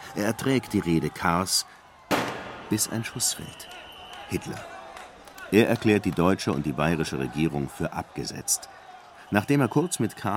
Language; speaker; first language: German; native; German